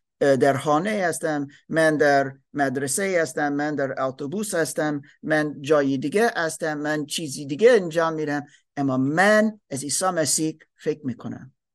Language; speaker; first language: Persian; non-native, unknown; German